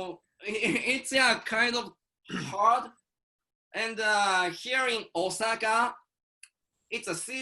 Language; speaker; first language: English; non-native, learner; Japanese